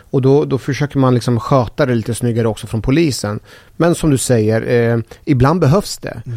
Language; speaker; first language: Swedish; early bilingual, other home language; Persian